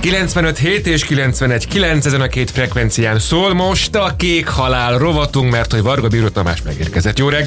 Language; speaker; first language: Hungarian; native; Hungarian